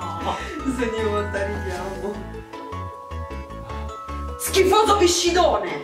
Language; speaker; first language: Italian; native; Italian